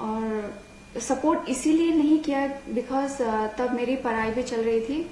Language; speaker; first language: Hindi; non-native, local second language; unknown